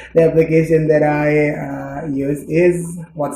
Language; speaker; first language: English; non-native, learner; Indonesian